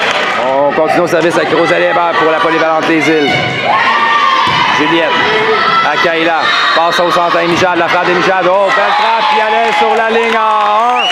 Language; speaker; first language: French; native; French